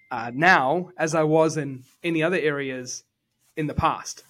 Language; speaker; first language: English; native; English